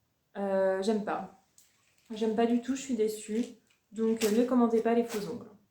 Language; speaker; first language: French; native; French